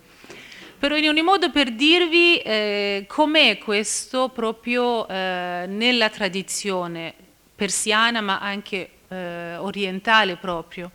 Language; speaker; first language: Italian; non-native, fluent; Persian